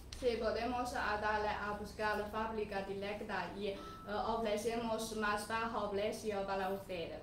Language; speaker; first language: Spanish; non-native, learner; Chinese